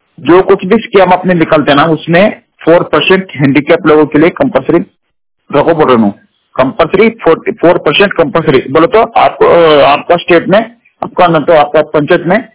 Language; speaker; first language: Hindi; non-native, local second language; Kannada